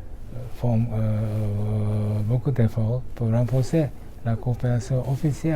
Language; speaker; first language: French; non-native, fluent; Japanese